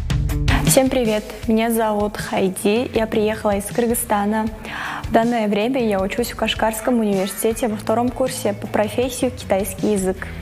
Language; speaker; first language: Russian; non-native, local second language; Kyrgyz